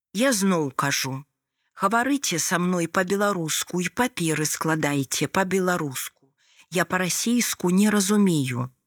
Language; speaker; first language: Belarusian; native; Belarusian